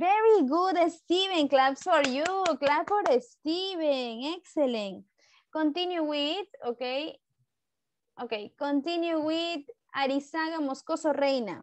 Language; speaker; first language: English; non-native, fluent; Spanish